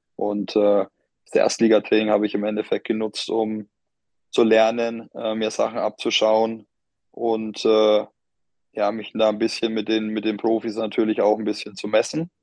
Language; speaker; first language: German; native; German